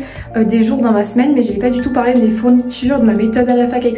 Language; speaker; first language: French; native; French